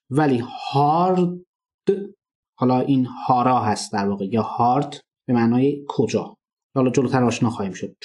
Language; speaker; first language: Persian; non-native, local second language; Azerbaijani